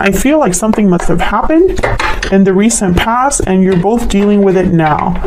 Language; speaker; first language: English; native; English